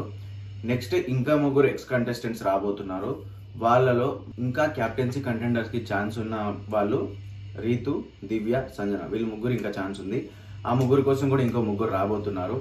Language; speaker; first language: Telugu; native; Telugu